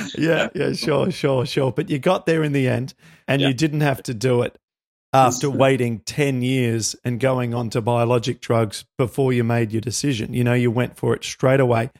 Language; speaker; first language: English; native; English